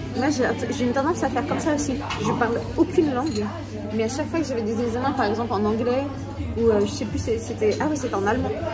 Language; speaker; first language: French; native; French